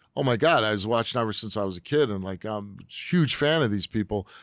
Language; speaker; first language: English; native; English